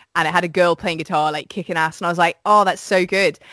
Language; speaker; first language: English; native; English